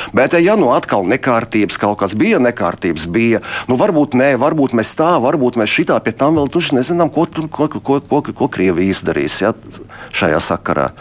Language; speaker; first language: Latvian; non-native, local second language; Russian